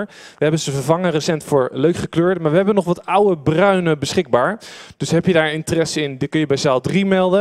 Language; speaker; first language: Dutch; native; Dutch